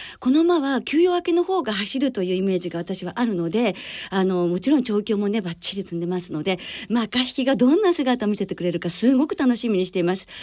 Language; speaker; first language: Japanese; native; Japanese